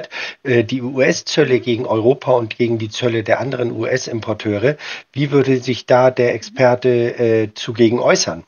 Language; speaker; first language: German; native; German